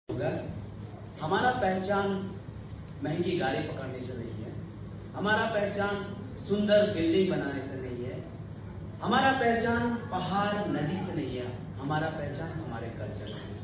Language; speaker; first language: Hindi; non-native, local second language; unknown